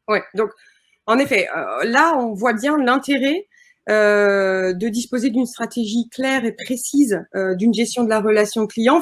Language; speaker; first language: French; native; French